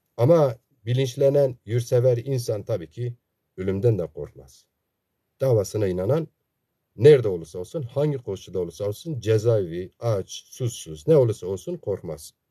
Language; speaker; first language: Turkish; non-native, local second language; Zaza